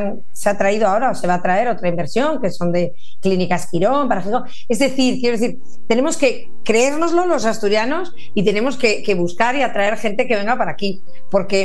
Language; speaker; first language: Spanish; native; Spanish